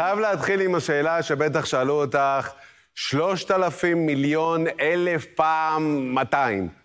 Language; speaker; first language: Hebrew; native; Hebrew